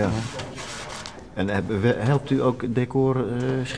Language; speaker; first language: Dutch; native; Dutch